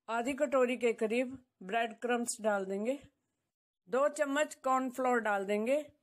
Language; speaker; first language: Hindi; native; Hindi